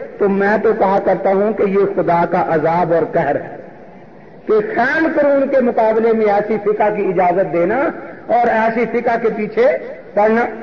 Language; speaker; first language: Urdu; non-native, local second language; Punjabi